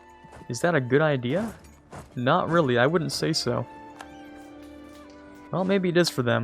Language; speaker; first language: English; native; English